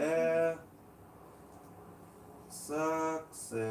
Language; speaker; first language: English; non-native, learner; Russian